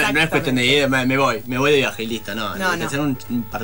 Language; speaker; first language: Spanish; native; Spanish